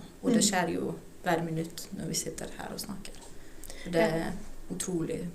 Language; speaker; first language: Norwegian; non-native, fluent; Ukrainian